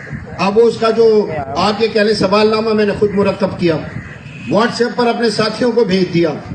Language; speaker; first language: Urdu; non-native, local second language; Punjabi